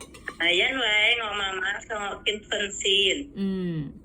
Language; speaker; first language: Cantonese; non-native, learner; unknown